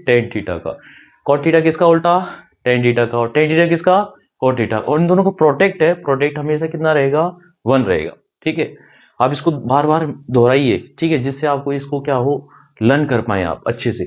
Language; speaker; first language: Hindi; native; Hindi